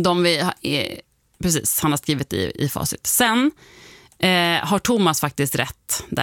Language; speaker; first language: Swedish; native; Swedish